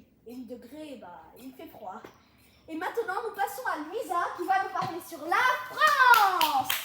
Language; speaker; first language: French; non-native, local second language; Arabic